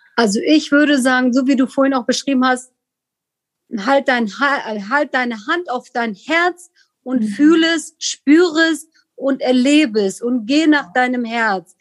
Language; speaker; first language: German; non-native, fluent; Kurdish